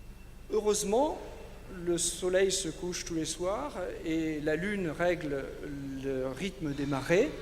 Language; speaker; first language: French; native; French